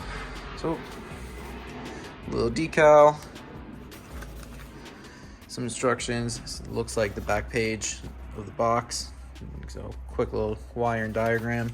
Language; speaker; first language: English; native; English